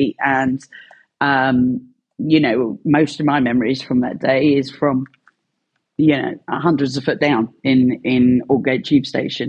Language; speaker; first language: English; native; English